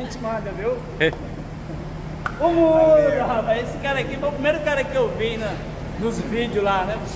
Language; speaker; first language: Portuguese; native; Portuguese